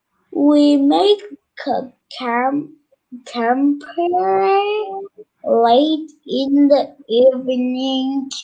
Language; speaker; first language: English; non-native, learner; Turkish